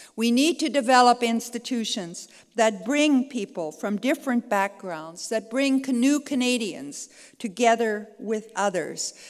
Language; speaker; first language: English; native; English